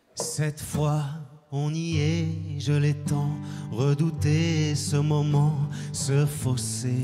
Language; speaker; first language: French; non-native, fluent; English